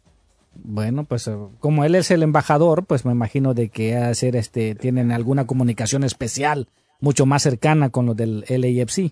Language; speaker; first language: Spanish; native; Spanish